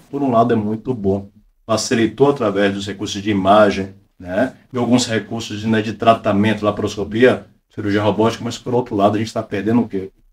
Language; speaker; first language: Portuguese; native; Portuguese